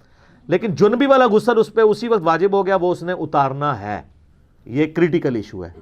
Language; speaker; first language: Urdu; non-native, local second language; Punjabi